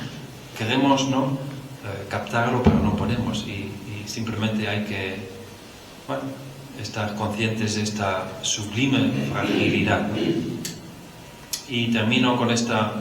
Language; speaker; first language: Spanish; non-native, fluent; Dutch